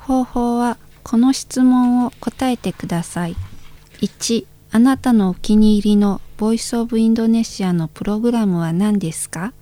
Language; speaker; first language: Japanese; non-native, fluent; Indonesian